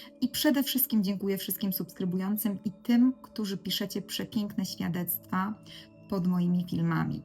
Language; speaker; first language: Polish; native; Polish